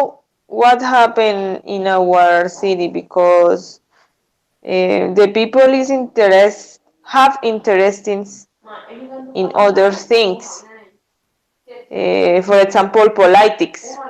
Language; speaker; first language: English; non-native, learner; Spanish